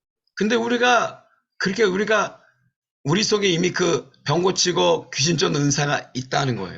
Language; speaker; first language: Korean; native; Korean